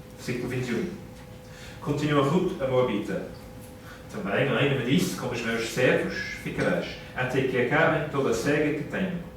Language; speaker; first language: Portuguese; non-native, fluent; English